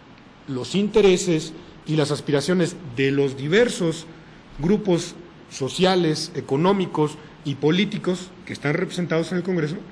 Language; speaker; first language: Spanish; native; Spanish